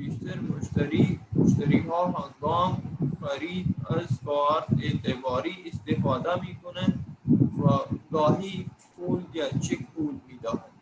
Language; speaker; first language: Persian; non-native, learner; Urdu